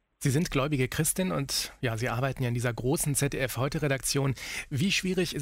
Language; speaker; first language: German; native; German